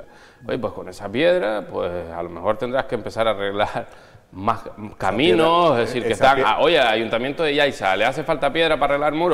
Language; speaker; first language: Spanish; native; Spanish